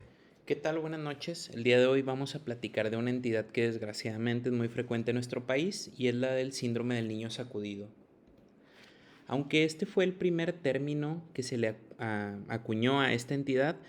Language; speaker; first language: Spanish; native; Spanish